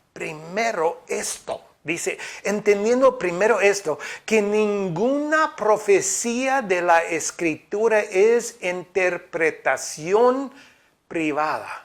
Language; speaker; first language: Spanish; non-native, fluent; English